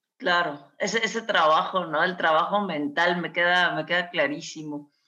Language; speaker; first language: Spanish; native; Spanish